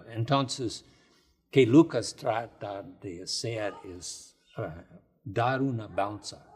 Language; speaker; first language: Spanish; non-native, fluent; English